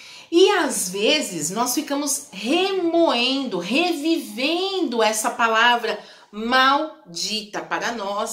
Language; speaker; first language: Portuguese; native; Portuguese